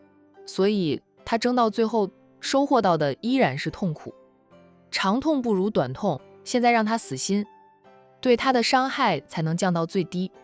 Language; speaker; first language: Chinese; native; Chinese